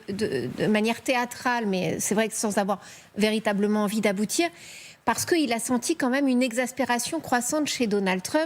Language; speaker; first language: French; native; French